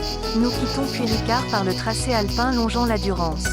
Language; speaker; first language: French; native; French